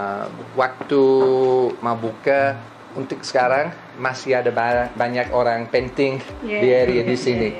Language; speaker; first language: Indonesian; non-native, learner; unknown